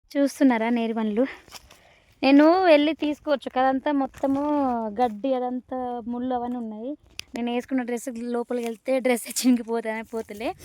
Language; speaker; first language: Telugu; non-native, local second language; Lambadi